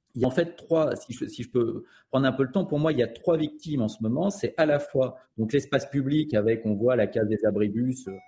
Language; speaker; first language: French; native; French